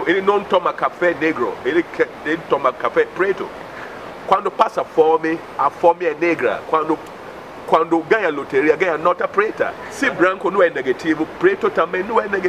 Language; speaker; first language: Portuguese; non-native, learner; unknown